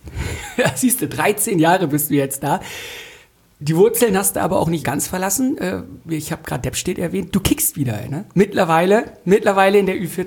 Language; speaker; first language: German; native; German